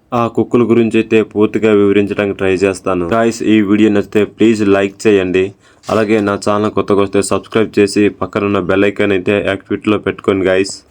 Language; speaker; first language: Telugu; non-native, local second language; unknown